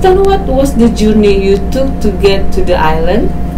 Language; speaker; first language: English; non-native, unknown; Indonesian